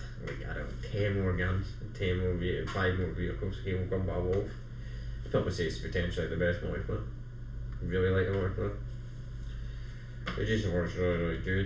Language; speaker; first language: English; native; English